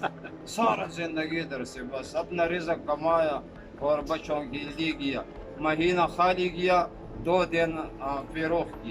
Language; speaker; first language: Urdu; non-native, local second language; Pashto